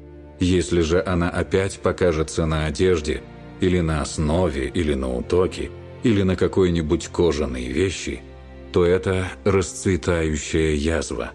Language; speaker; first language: Russian; native; Russian